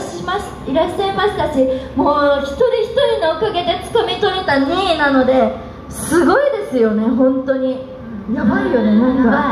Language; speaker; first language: Japanese; native; Japanese